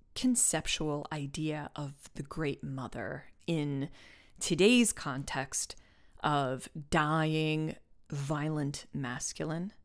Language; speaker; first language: English; native; English